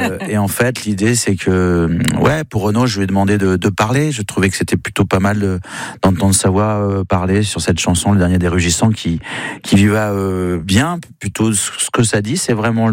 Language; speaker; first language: French; native; French